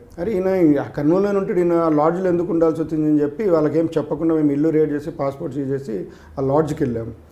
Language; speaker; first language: Telugu; native; Telugu